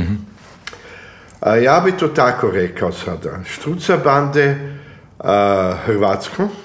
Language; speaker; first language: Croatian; early bilingual, heritage; Croatian